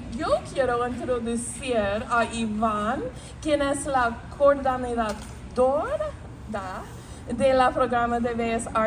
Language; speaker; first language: Spanish; non-native, learner; English